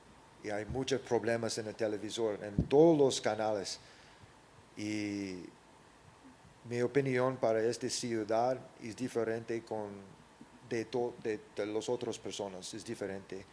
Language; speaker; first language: Spanish; early bilingual, heritage; English